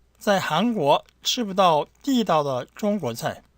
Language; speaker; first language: Chinese; non-native, fluent; Korean